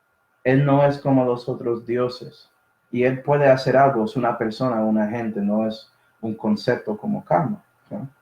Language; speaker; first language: Spanish; early bilingual, heritage; Spanish